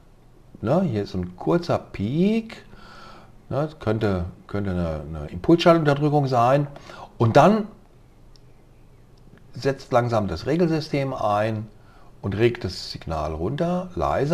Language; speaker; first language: German; native; German